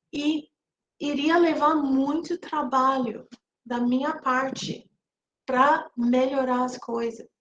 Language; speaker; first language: Portuguese; non-native, fluent; English